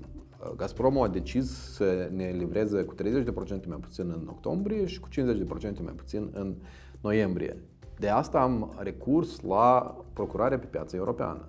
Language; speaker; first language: Romanian; native; Romanian